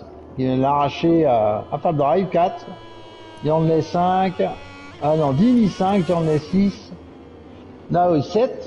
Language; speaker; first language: French; native; French